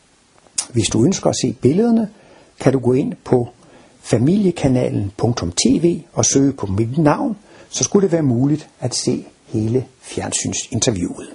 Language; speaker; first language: Danish; native; Danish